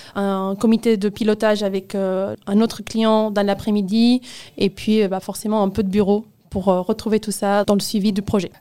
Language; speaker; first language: French; non-native, fluent; Spanish